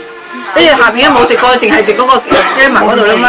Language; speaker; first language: Cantonese; native; Cantonese